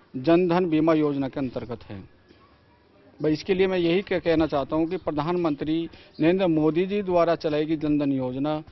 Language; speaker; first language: Hindi; native; Hindi